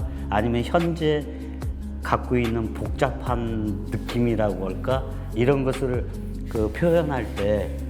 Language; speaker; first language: Korean; native; Korean